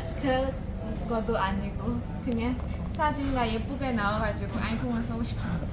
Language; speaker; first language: Korean; non-native, learner; Burmese